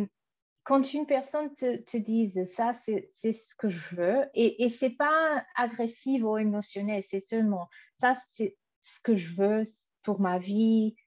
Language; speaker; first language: French; non-native, fluent; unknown